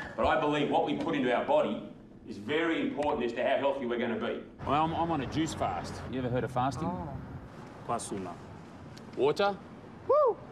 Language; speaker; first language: English; native; English